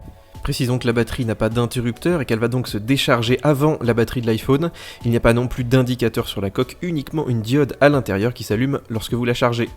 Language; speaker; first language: French; native; French